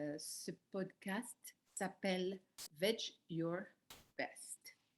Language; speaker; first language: French; non-native, learner; English